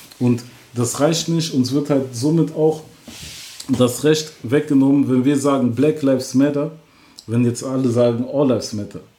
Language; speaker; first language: German; early bilingual, other home language; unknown